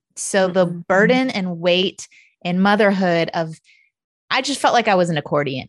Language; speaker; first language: English; native; English